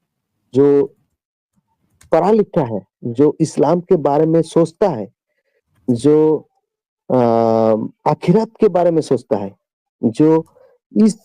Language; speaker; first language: Hindi; non-native, local second language; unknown